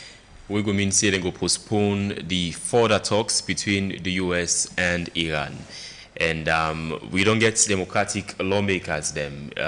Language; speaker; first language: English; non-native, local second language; Krio